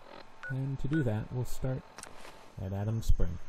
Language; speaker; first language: English; native; English